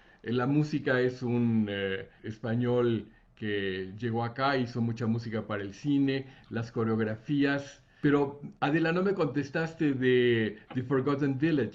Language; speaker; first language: Spanish; native; Spanish